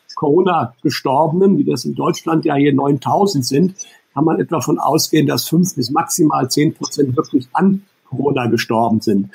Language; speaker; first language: German; native; German